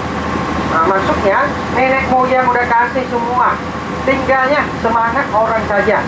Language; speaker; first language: Indonesian; non-native, fluent; Vietnamese